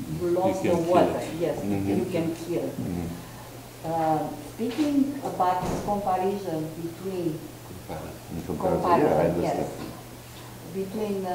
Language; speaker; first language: English; non-native, fluent; Romanian